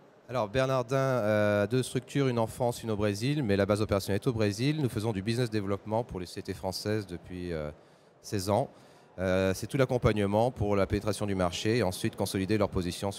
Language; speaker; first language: French; native; French